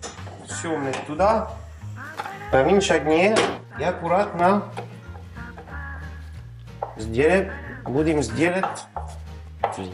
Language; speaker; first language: Russian; non-native, learner; French